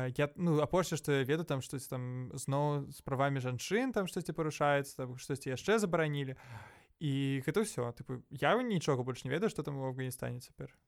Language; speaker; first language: Belarusian; non-native, local second language; Russian